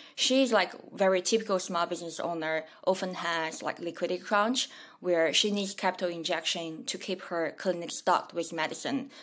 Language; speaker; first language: English; non-native, fluent; Chinese